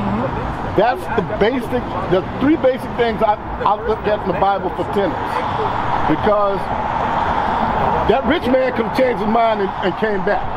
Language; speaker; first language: English; native; English